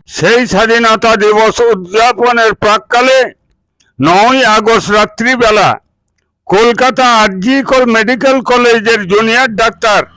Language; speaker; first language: Bangla; non-native, local second language; Santali